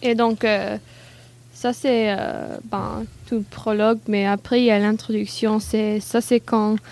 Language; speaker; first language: French; non-native, learner; English